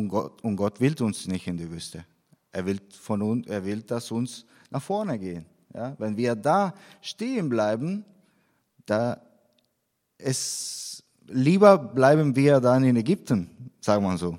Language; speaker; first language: German; non-native, fluent; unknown